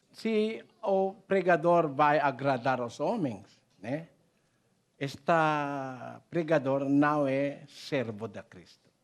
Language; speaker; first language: Portuguese; non-native, learner; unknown